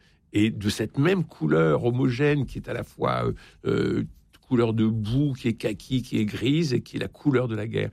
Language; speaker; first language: French; native; French